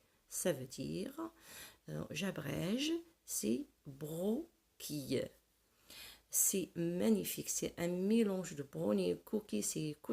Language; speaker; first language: French; non-native, local second language; Arabic